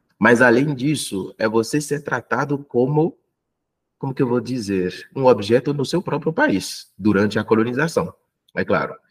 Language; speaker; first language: Portuguese; non-native, fluent; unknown